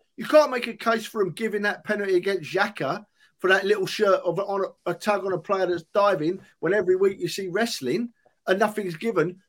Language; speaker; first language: English; native; English